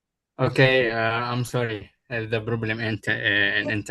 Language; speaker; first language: English; non-native, learner; Arabic